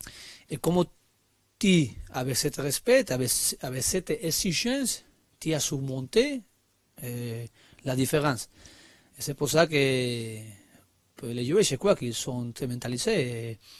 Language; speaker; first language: French; non-native, learner; Spanish